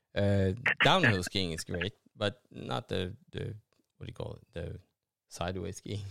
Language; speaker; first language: English; non-native, fluent; Norwegian